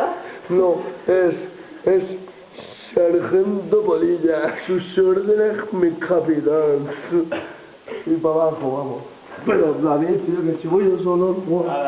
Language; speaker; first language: Spanish; non-native, local second language; Catalan